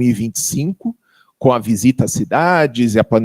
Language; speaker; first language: Portuguese; native; Portuguese